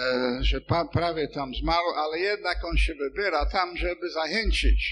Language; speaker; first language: Polish; non-native, fluent; English